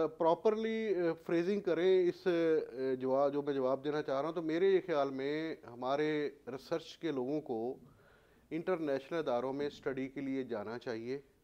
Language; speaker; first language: Urdu; non-native, local second language; Punjabi